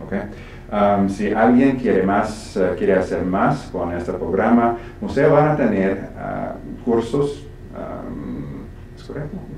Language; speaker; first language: Spanish; non-native, fluent; English